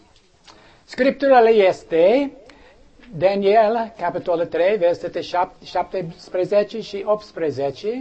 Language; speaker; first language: Romanian; non-native, learner; English